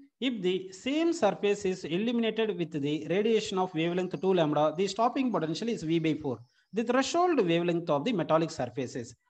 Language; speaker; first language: English; non-native, local second language; Tamil